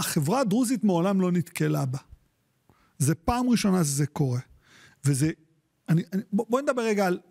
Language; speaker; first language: Hebrew; native; Hebrew